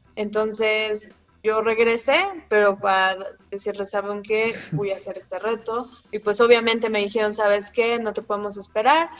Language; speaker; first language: Spanish; native; Spanish